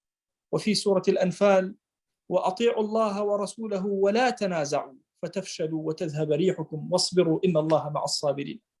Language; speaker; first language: Arabic; non-native, local second language; Kurdish